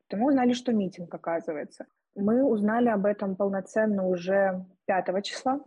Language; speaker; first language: Russian; native; Russian